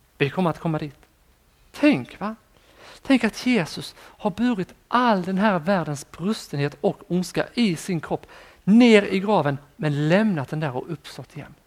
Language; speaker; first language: Swedish; native; Swedish